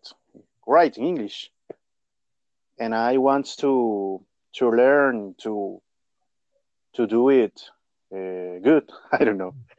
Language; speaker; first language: English; non-native, learner; Spanish